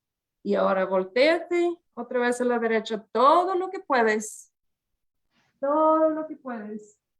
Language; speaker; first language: Spanish; early bilingual, heritage; English